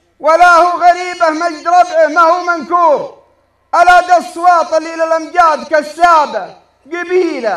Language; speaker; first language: Arabic; native; Arabic